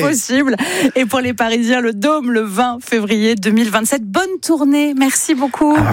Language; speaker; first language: French; native; French